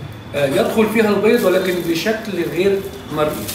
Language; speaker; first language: Arabic; native; Arabic